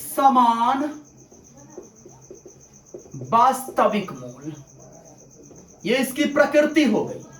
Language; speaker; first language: Hindi; native; Hindi